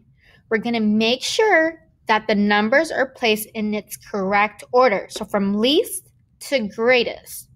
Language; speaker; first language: English; native; English